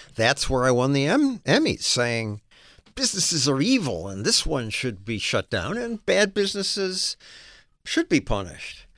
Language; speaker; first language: English; native; English